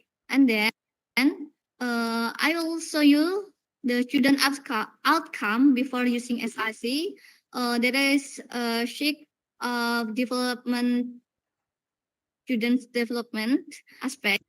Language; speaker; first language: English; non-native, learner; Indonesian